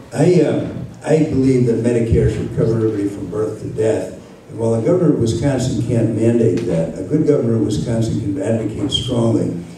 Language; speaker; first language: English; early bilingual, other home language; Spanish